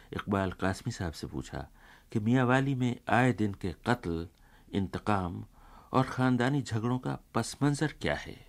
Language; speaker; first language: Urdu; native; Urdu